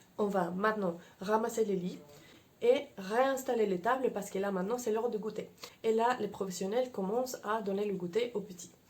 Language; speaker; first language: French; non-native, fluent; Spanish